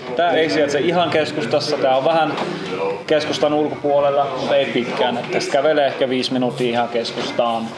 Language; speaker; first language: Finnish; non-native, fluent; German